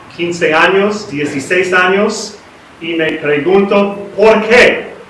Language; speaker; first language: Spanish; non-native, learner; English